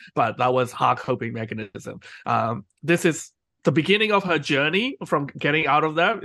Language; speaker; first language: English; non-native, fluent; Burmese